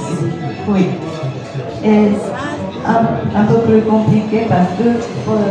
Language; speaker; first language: French; non-native, learner; Japanese